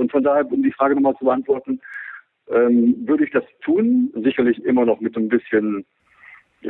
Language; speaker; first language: German; native; German